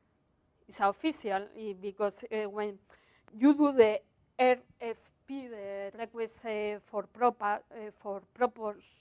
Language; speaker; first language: English; non-native, learner; Spanish